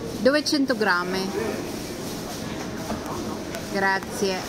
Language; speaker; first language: Italian; non-native, learner; Filipino